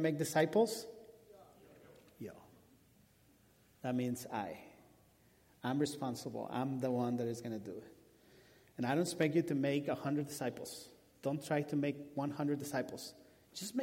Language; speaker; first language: English; non-native, fluent; Spanish